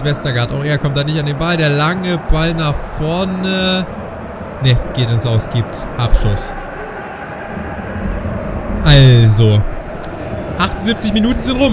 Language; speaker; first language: German; native; German